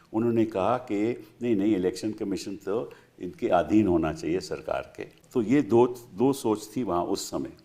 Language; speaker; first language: Hindi; native; Hindi